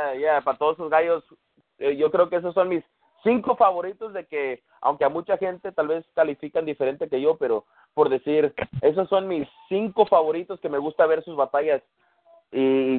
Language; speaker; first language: Spanish; early bilingual, heritage; Spanish